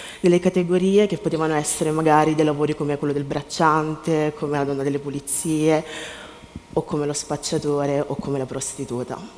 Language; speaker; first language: Italian; native; Italian